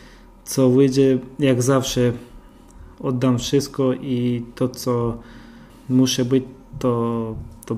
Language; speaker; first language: Polish; non-native, fluent; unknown